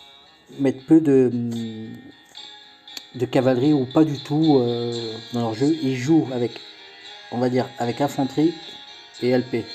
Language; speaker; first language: French; native; French